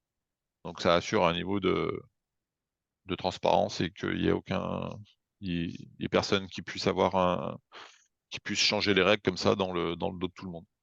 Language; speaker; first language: French; native; French